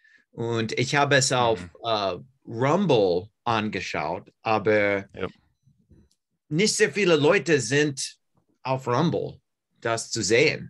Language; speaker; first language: German; non-native, learner; English